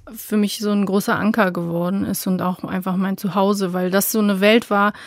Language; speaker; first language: German; early bilingual, other home language; Romanian